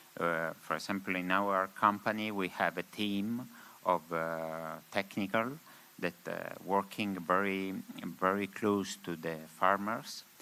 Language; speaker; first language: English; non-native, learner; Spanish